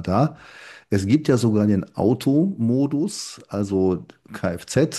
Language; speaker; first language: German; native; German